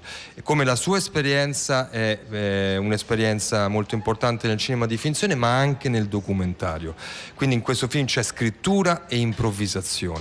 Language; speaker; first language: Italian; native; Italian